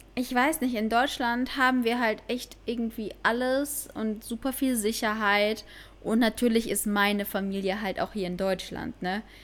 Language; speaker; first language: German; native; German